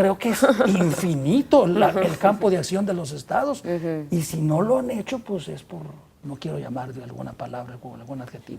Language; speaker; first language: Spanish; native; Spanish